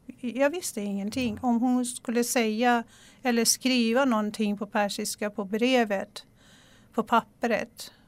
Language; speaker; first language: Swedish; non-native, fluent; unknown